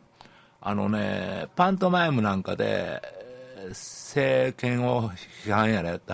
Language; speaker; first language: Japanese; native; Japanese